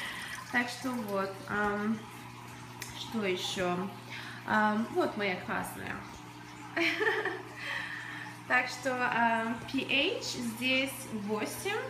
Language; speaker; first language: Russian; early bilingual, other home language; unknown